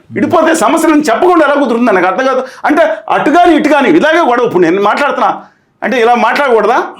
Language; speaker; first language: Telugu; native; Telugu